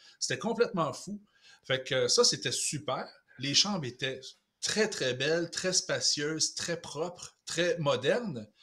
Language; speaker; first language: French; native; French